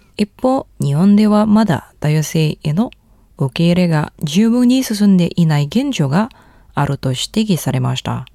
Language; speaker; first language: Japanese; non-native, fluent; Indonesian